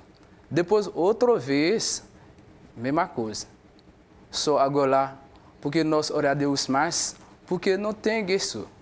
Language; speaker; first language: Portuguese; non-native, learner; Haitian Creole